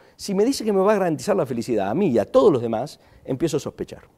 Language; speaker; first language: Spanish; native; Spanish